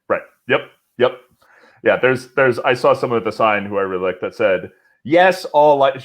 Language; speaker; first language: English; native; English